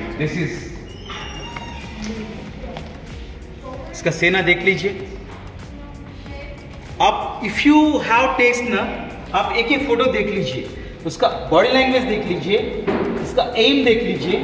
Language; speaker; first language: Hindi; native; Hindi